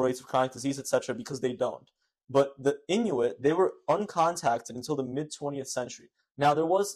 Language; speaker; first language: English; native; English